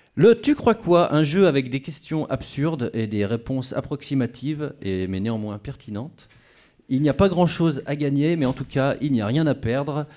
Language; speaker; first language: French; native; French